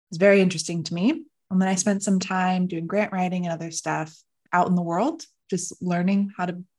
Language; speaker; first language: English; native; English